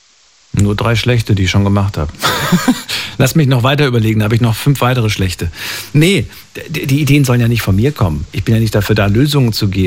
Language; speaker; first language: German; native; German